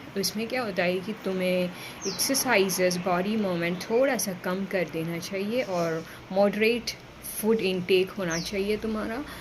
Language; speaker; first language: Hindi; native; Hindi